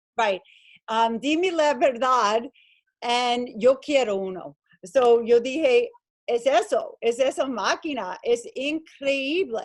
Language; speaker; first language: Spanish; non-native, learner; English